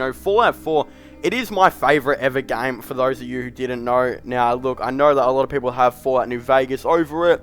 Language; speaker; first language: English; native; English